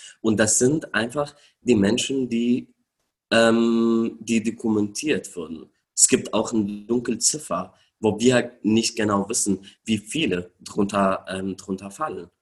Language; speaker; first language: German; non-native, fluent; Arabic